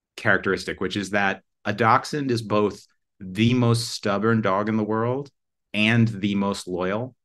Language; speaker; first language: English; native; English